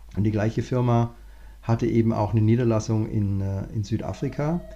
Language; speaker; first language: German; native; German